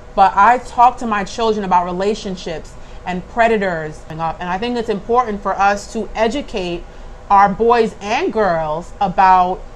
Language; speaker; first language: English; native; English